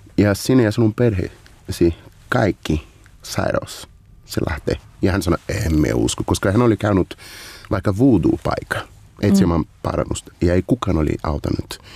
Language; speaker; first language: Finnish; non-native, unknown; Portuguese